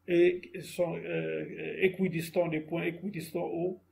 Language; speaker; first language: French; non-native, local second language; Arabic